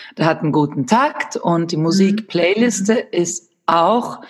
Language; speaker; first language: German; non-native, fluent; Swedish